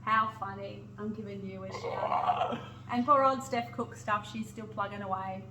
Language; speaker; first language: English; native; English